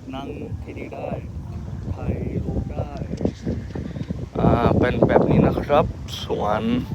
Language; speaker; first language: Thai; non-native, learner; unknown